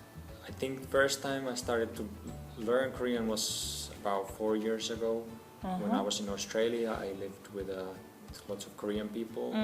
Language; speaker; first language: English; non-native, fluent; Finnish